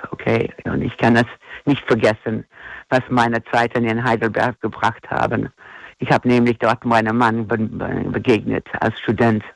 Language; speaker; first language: German; non-native, fluent; English